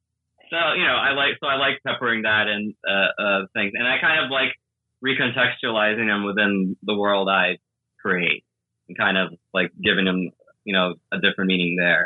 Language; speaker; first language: English; native; English